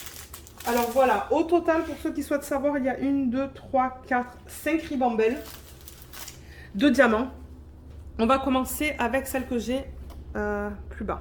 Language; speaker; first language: French; native; French